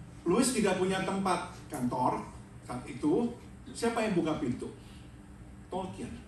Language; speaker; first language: Indonesian; native; Indonesian